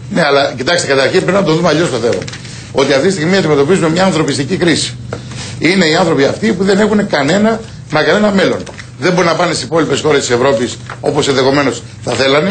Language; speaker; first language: Greek; native; Greek